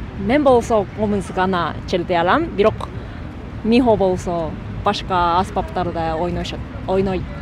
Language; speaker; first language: Kyrgyz; non-native, learner; Japanese